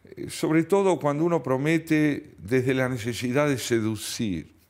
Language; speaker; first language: Spanish; native; Spanish